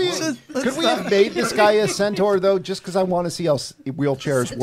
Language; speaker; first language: English; native; English